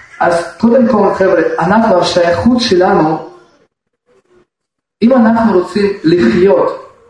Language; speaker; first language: Hebrew; non-native, fluent; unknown